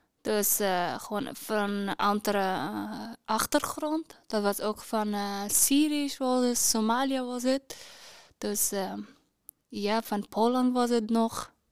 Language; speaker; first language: Dutch; non-native, learner; Persian